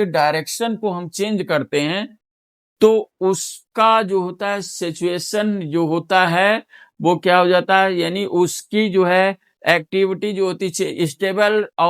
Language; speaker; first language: Hindi; native; Hindi